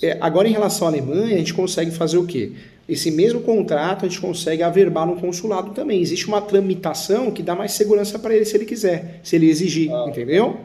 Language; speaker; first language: Portuguese; native; Portuguese